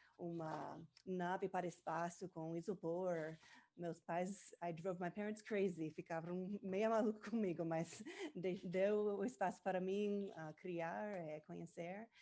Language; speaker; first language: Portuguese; non-native, learner; English